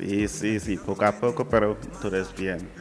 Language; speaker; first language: Spanish; non-native, learner; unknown